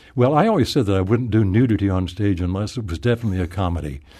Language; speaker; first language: English; native; English